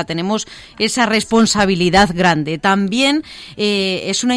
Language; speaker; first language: Spanish; native; Spanish